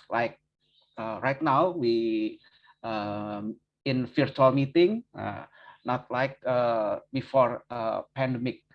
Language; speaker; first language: English; non-native, learner; Indonesian